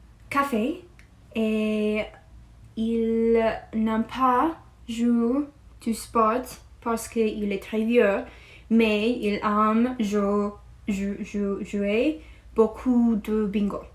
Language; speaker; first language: French; non-native, learner; English